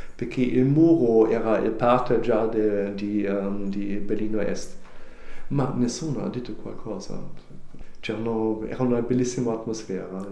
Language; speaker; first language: Italian; non-native, learner; German